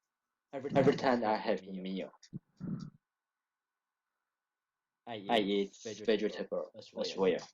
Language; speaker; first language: English; non-native, learner; Chinese